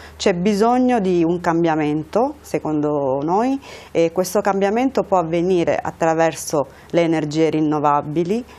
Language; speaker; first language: Italian; early bilingual, other home language; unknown